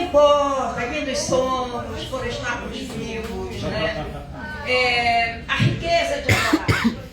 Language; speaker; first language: Portuguese; native; Portuguese